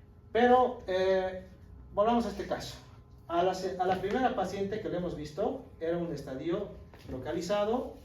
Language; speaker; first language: Spanish; native; Spanish